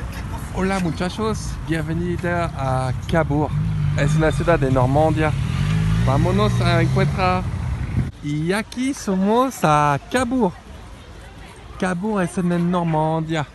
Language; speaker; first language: Spanish; non-native, learner; French